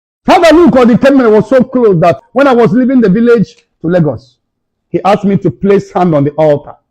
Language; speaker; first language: English; non-native, local second language; Igbo